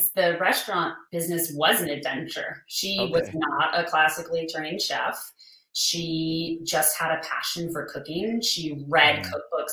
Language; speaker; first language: English; native; English